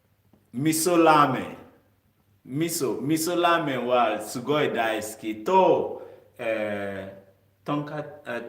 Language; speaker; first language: Japanese; non-native, learner; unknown